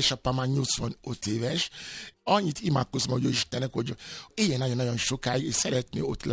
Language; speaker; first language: Hungarian; non-native, fluent; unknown